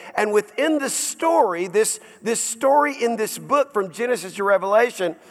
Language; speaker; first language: English; native; English